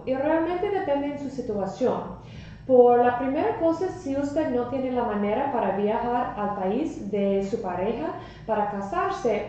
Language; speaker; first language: Spanish; non-native, fluent; English